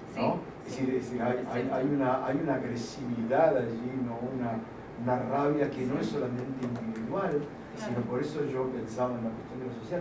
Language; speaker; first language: Spanish; native; Spanish